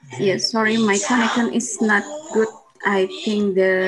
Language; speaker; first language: English; non-native, learner; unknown